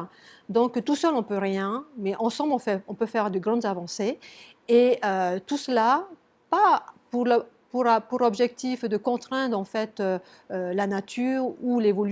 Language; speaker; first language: French; native; French